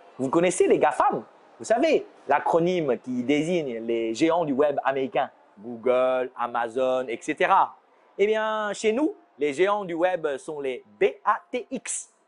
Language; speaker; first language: French; non-native, fluent; Chinese